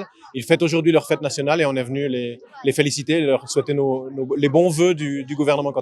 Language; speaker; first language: French; native; French